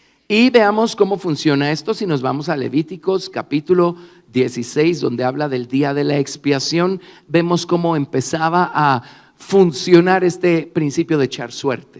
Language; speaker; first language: Spanish; native; Spanish